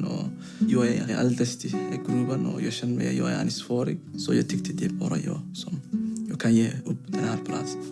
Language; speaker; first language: Swedish; non-native, fluent; Somali